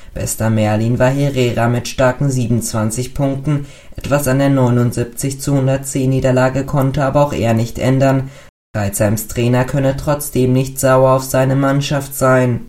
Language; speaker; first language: German; native; German